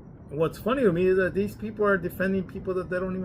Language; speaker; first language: English; native; English